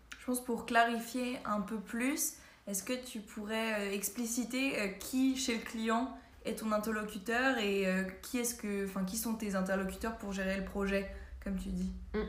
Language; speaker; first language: French; native; French